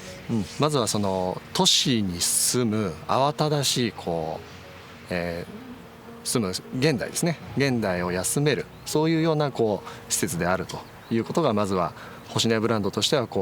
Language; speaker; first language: Japanese; native; Japanese